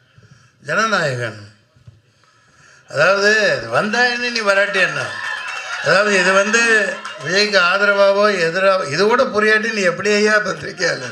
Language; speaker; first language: Tamil; native; Tamil